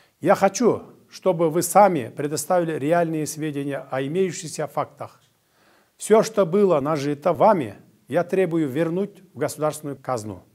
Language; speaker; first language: Russian; non-native, local second language; Kyrgyz